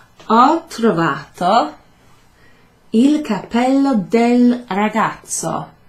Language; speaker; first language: Italian; non-native, fluent; English